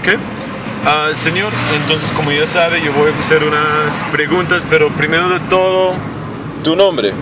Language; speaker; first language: Spanish; non-native, learner; English